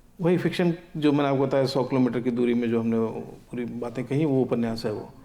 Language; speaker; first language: Hindi; native; Hindi